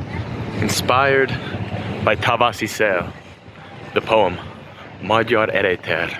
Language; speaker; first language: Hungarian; non-native, learner; English